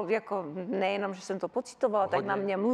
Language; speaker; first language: Czech; early bilingual, heritage; Czech